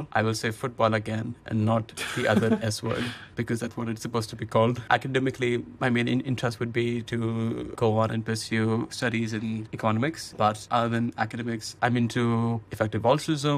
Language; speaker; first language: English; non-native, local second language; Hindi